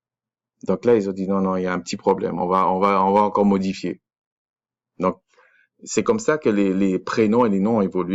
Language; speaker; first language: French; native; French